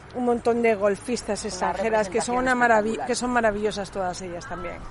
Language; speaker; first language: Spanish; non-native, fluent; Swedish